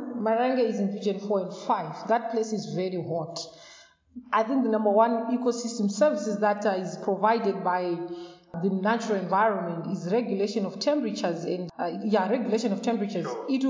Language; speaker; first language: English; non-native, local second language; Shona